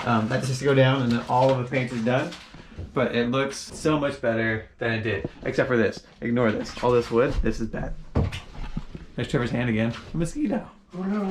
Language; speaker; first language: English; native; English